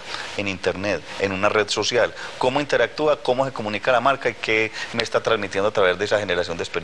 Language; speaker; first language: Spanish; native; Spanish